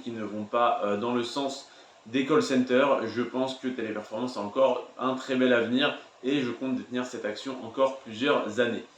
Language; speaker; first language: French; native; French